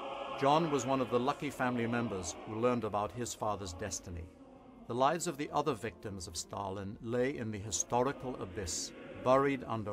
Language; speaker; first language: English; native; English